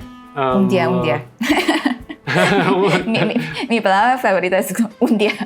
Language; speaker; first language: Spanish; non-native, fluent; Thai